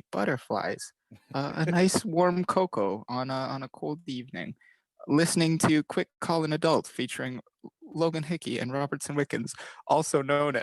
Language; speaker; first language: English; native; English